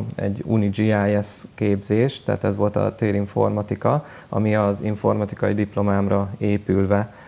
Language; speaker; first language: Hungarian; native; Hungarian